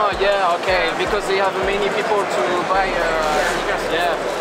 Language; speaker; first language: English; non-native, learner; French